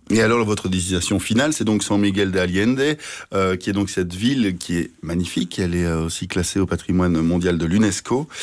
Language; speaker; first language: French; native; French